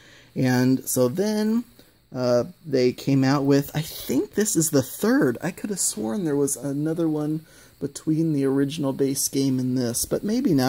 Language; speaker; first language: English; native; English